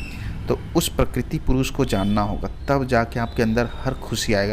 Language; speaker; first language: Hindi; native; Hindi